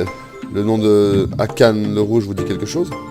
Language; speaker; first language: French; native; French